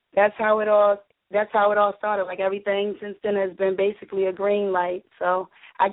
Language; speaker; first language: English; native; English